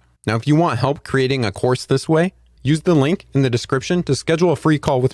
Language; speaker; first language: English; native; English